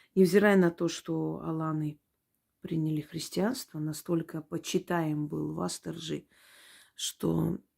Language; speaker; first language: Russian; native; Russian